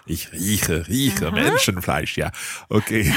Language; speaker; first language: German; non-native, learner; English